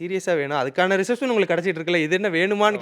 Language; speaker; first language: Tamil; native; Tamil